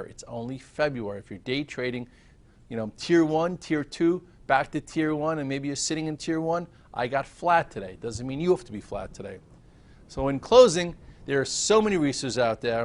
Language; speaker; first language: English; native; English